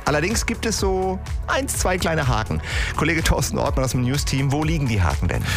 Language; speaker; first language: German; native; German